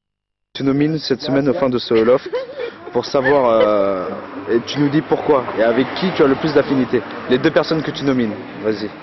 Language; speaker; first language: French; native; French